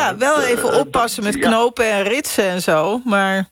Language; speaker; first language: Dutch; native; Dutch